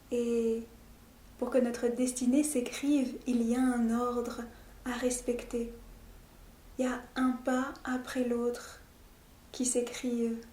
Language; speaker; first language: French; native; French